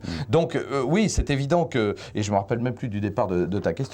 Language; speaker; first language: French; native; French